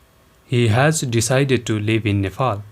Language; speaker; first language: English; non-native, local second language; Nepali